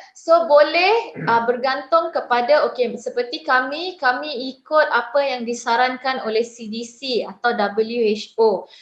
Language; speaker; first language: Malay; native; Malay